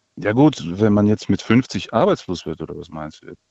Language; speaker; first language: German; non-native, fluent; Russian